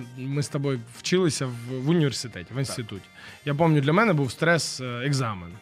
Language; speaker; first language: Ukrainian; non-native, local second language; Russian